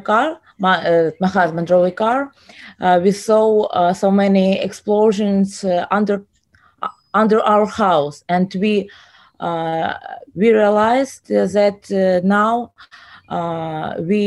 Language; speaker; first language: English; non-native, learner; Ukrainian